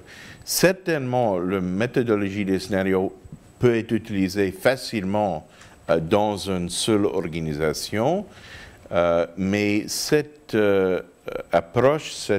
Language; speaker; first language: French; non-native, fluent; English